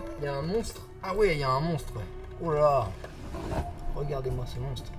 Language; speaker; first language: French; native; French